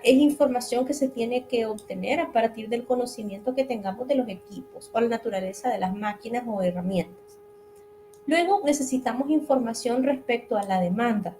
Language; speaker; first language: Spanish; native; Spanish